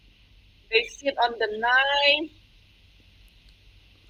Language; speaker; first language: English; non-native, fluent; Indonesian